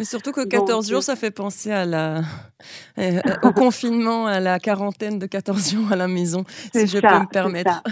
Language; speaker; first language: French; native; French